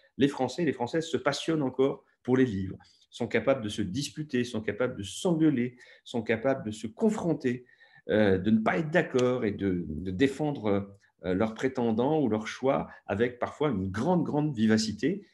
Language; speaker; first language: French; native; French